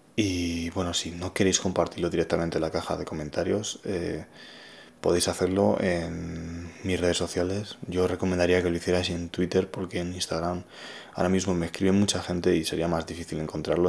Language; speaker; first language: Spanish; native; Spanish